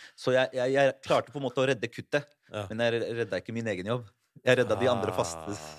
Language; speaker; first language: Norwegian; early bilingual, other home language; Spanish